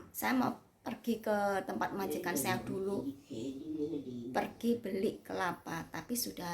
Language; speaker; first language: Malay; non-native, local second language; Javanese